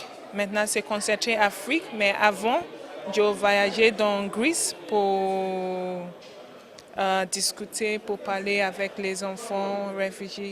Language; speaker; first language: French; non-native, learner; English